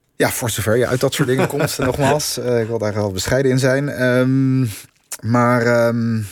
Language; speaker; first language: Dutch; native; Dutch